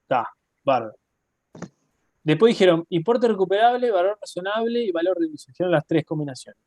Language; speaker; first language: Spanish; native; Spanish